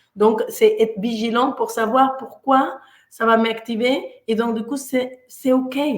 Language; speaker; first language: French; non-native, fluent; Spanish